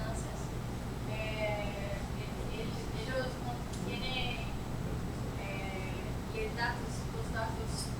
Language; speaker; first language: Spanish; non-native, learner; Portuguese